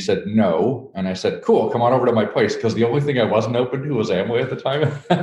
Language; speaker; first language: English; native; English